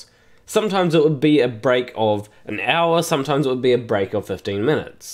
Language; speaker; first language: English; native; English